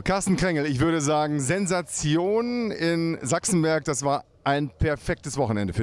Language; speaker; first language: German; native; German